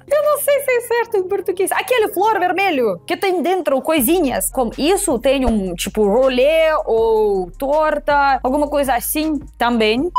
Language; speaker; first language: Portuguese; non-native, fluent; Russian